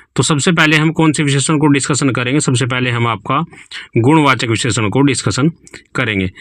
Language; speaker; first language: Hindi; native; Hindi